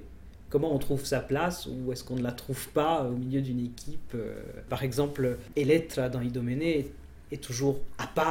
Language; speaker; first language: French; native; French